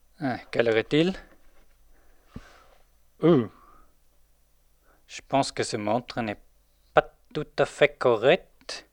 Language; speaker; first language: French; non-native, local second language; German